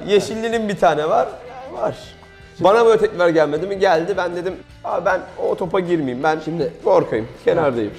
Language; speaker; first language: Turkish; native; Turkish